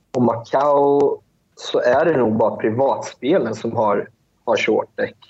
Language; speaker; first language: Swedish; early bilingual, other home language; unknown